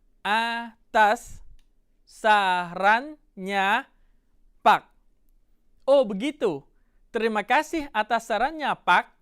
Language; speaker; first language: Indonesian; non-native, fluent; Thai